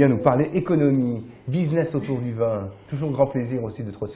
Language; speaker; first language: French; native; French